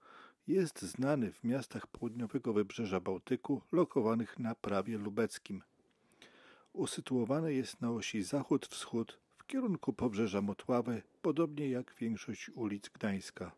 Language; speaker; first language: Polish; native; Polish